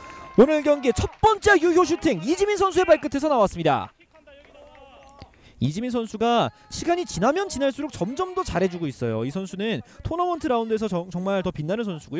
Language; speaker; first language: Korean; native; Korean